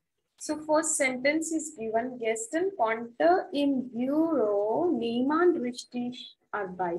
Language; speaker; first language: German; non-native, fluent; Hindi